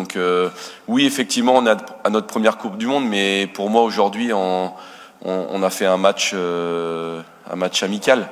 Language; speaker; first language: French; native; French